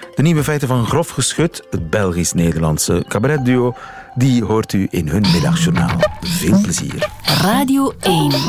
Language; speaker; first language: Dutch; native; Dutch